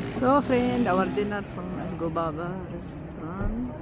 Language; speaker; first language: English; non-native, learner; Arabic